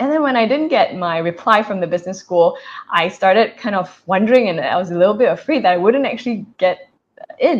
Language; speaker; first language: English; native; English